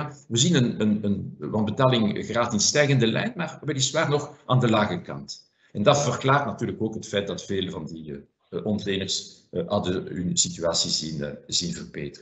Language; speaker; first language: Dutch; non-native, fluent; French